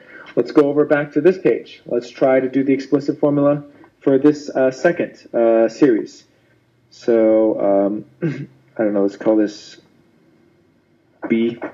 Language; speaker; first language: English; native; English